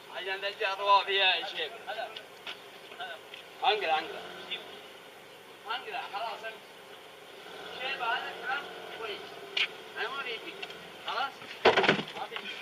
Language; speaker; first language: Arabic; native; Arabic